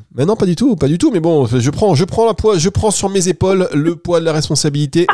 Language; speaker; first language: French; native; French